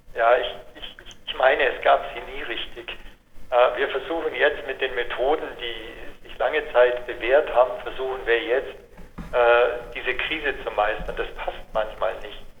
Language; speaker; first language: German; native; German